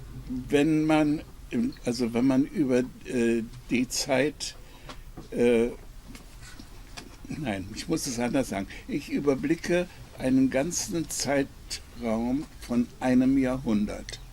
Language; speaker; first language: German; non-native, fluent; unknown